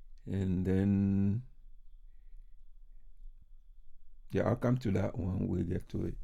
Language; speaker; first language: English; non-native, local second language; Ga